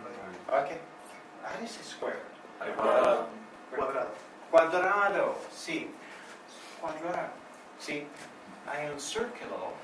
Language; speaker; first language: Spanish; non-native, learner; English